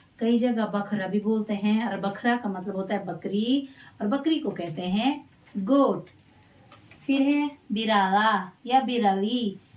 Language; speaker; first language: Hindi; non-native, local second language; Garhwali